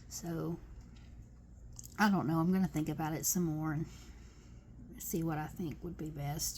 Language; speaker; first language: English; native; English